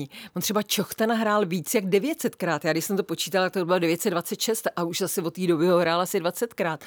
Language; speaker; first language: Czech; native; Czech